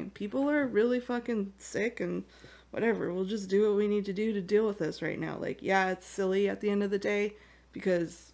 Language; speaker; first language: English; native; English